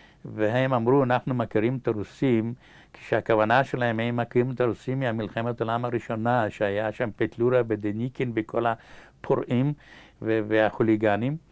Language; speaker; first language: Hebrew; non-native, fluent; Yiddish